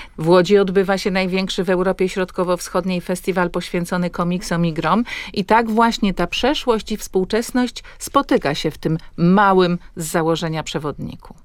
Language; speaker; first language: Polish; native; Polish